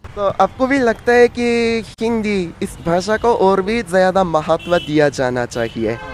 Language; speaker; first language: Hindi; non-native, fluent; Japanese